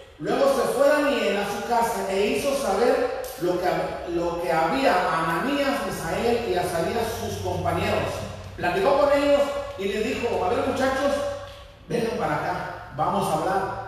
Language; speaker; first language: Spanish; native; Spanish